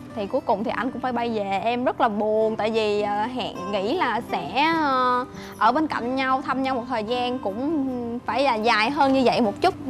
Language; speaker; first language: Vietnamese; native; Vietnamese